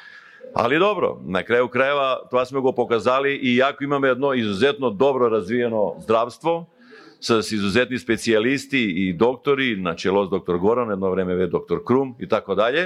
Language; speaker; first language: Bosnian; non-native, local second language; Bulgarian